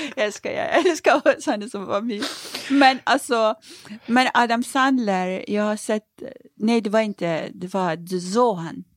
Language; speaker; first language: Swedish; non-native, fluent; Persian